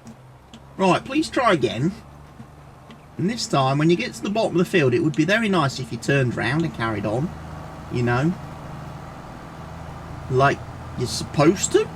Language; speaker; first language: English; native; English